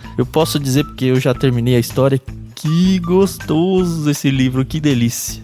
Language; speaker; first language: Portuguese; native; Portuguese